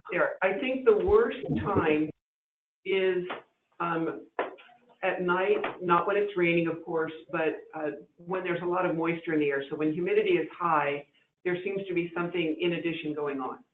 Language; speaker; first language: English; native; English